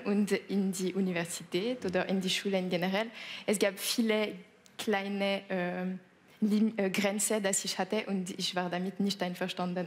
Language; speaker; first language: German; non-native, local second language; French